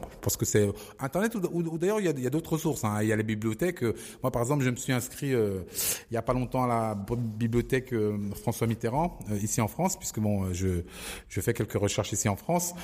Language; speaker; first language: French; early bilingual, other home language; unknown